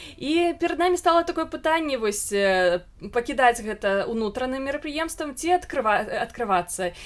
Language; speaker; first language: Belarusian; native; Belarusian